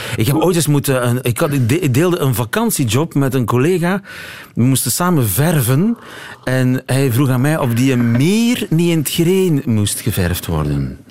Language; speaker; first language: Dutch; native; Dutch